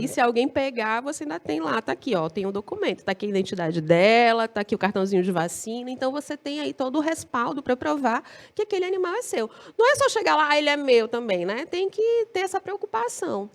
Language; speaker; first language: Portuguese; native; Portuguese